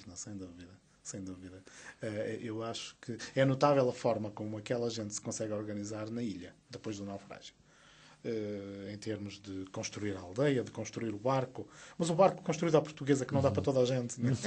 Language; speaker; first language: Portuguese; native; Portuguese